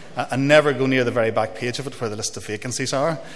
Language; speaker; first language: English; native; English